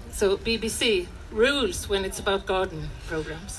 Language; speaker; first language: English; non-native, fluent; Swedish